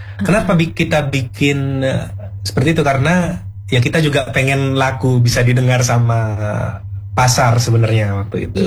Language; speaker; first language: Indonesian; non-native, local second language; Madurese